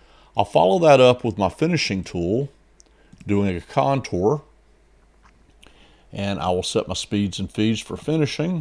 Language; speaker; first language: English; native; English